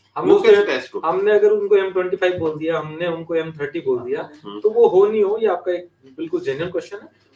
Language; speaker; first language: Hindi; native; Hindi